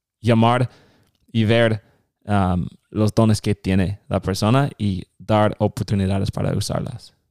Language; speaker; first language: Spanish; non-native, fluent; English